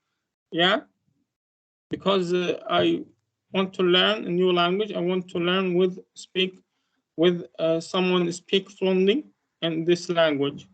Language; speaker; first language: English; non-native, learner; Arabic